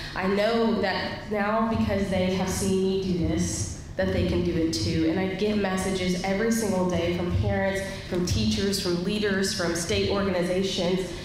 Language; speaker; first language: English; native; English